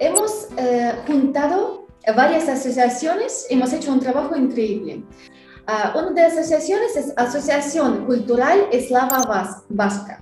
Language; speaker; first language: Spanish; non-native, fluent; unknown